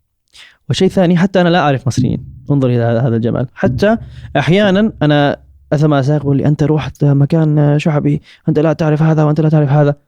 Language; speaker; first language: Arabic; non-native, fluent; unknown